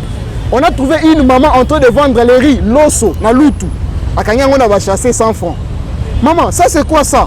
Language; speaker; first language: French; non-native, local second language; Lingala